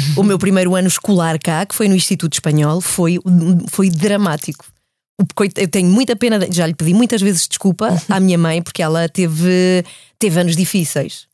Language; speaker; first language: Portuguese; early bilingual, heritage; Portuguese